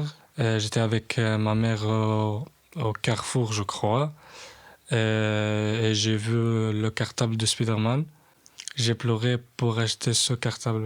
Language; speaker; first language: French; non-native, learner; Arabic